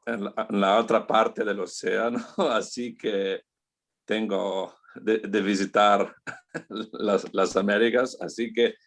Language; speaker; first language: Spanish; non-native, learner; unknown